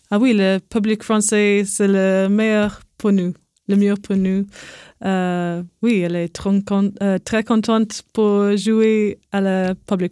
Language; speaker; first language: French; non-native, learner; English